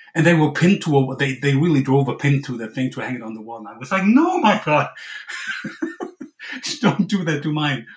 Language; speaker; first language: English; non-native, fluent; German